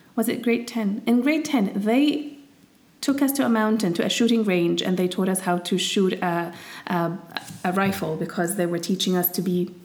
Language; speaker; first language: English; early bilingual, heritage; Arabic